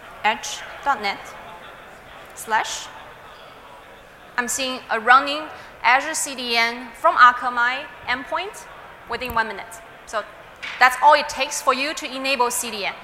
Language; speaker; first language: English; non-native, fluent; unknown